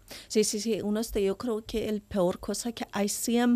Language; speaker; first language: Spanish; non-native, learner; Persian